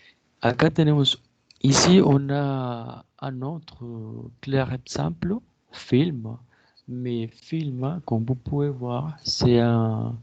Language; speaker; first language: French; non-native, fluent; Spanish